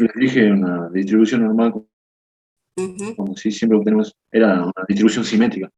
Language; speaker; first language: Spanish; native; Spanish